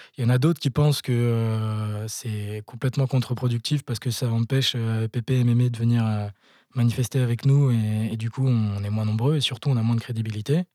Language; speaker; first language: French; native; French